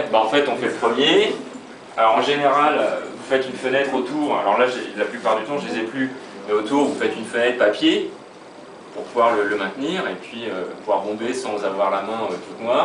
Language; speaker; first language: French; native; French